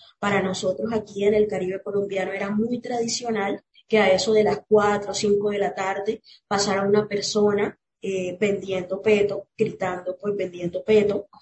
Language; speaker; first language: Spanish; native; Spanish